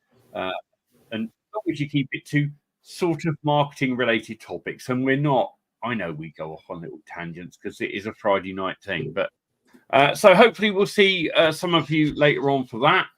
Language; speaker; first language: English; native; English